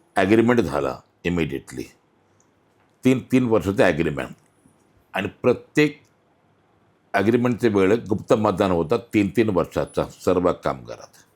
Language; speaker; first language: Marathi; non-native, local second language; Malayalam